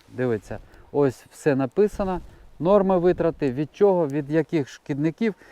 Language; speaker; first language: Ukrainian; non-native, local second language; Russian